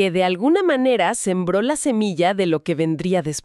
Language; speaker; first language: Spanish; native; Spanish